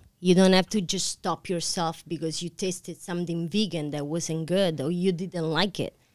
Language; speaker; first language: English; non-native, fluent; Italian